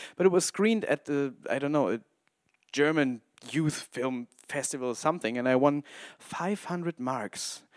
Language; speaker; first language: English; non-native, fluent; German